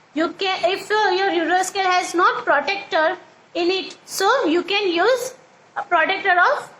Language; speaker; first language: English; non-native, local second language; Gujarati